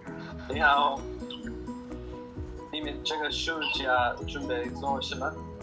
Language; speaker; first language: Chinese; non-native, learner; English